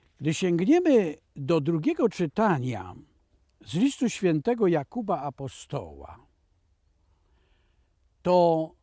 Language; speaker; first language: Polish; native; Polish